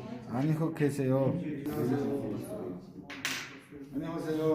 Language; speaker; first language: Korean; non-native, learner; Mongolian